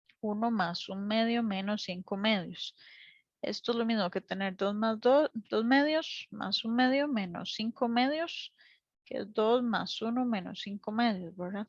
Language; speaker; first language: Spanish; native; Spanish